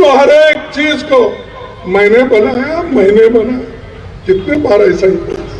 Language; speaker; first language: Hindi; non-native, local second language; Kannada